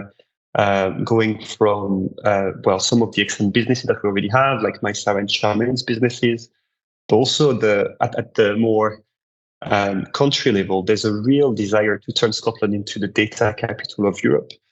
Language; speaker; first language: English; non-native, fluent; French